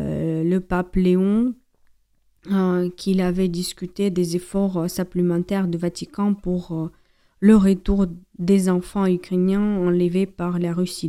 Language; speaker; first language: French; non-native, fluent; Ukrainian